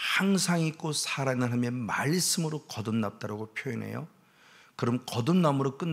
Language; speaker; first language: Korean; native; Korean